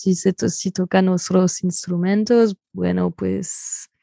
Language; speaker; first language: Spanish; non-native, fluent; French